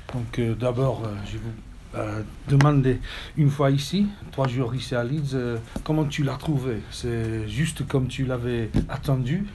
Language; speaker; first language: French; non-native, learner; English